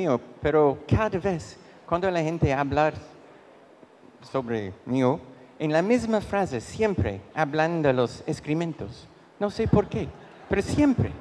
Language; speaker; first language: Spanish; non-native, fluent; English